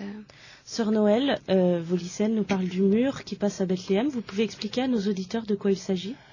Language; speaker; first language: French; native; French